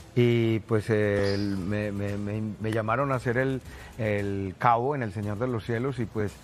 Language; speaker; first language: Spanish; native; Spanish